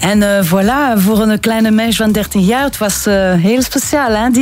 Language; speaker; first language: Dutch; non-native, learner; French